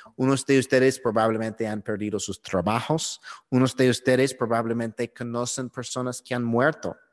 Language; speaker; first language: Spanish; non-native, learner; English